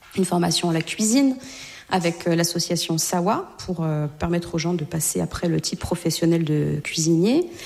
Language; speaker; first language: French; native; French